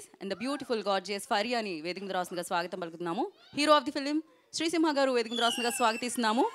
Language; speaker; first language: Telugu; native; Telugu